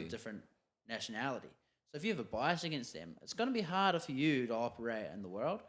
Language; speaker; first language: English; native; English